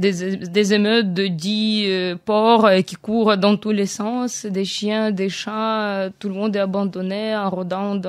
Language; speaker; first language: French; non-native, fluent; Ukrainian